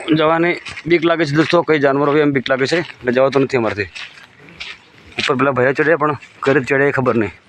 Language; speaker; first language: Gujarati; native; Gujarati